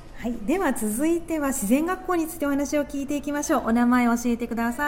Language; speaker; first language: Japanese; native; Japanese